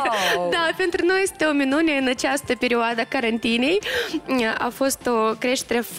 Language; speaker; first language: Romanian; non-native, local second language; Russian